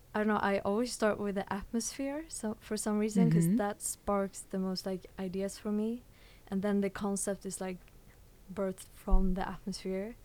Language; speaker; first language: English; early bilingual, other home language; Swedish